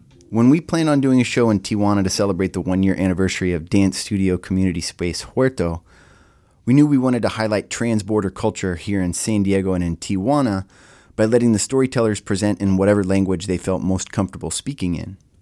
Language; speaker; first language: English; native; English